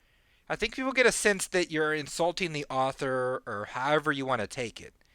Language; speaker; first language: English; native; English